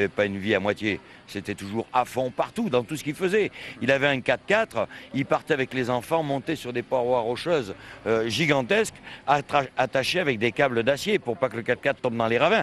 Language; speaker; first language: French; native; French